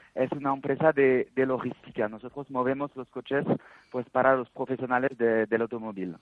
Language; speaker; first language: Spanish; non-native, fluent; French